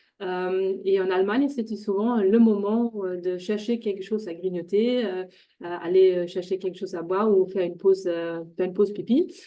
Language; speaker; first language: French; non-native, fluent; German